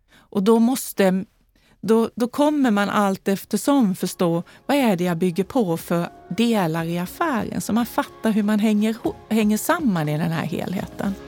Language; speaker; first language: Swedish; native; Swedish